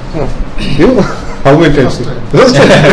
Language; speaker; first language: English; non-native, learner; Sinhala